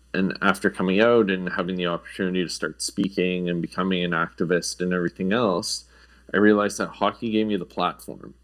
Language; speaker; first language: English; native; English